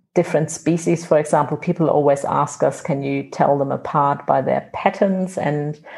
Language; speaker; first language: English; non-native, fluent; German